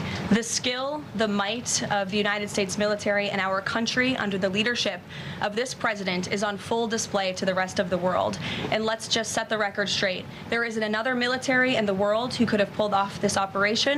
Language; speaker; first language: English; native; English